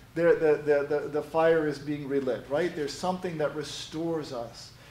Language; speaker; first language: English; native; English